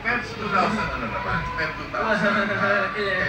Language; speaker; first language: Filipino; native; Filipino